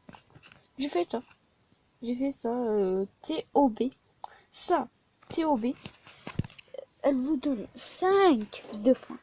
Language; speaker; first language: French; non-native, learner; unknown